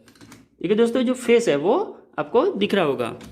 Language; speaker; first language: Hindi; native; Hindi